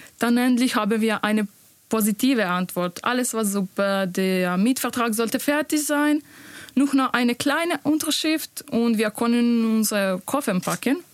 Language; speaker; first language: German; non-native, learner; Bosnian